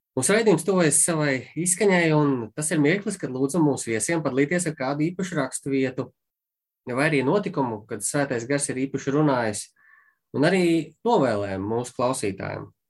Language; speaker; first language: Latvian; native; Latvian